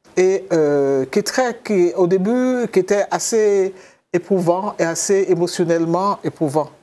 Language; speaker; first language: French; native; French